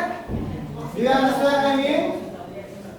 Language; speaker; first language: English; non-native, learner; Indonesian